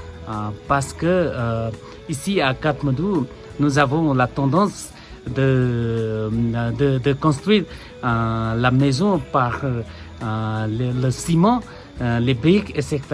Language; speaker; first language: French; non-native, learner; Nepali